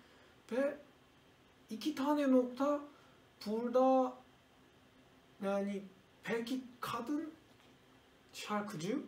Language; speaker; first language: Turkish; non-native, learner; Korean